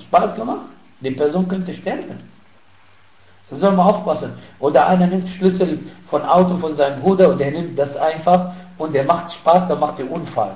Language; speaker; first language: German; non-native, fluent; Arabic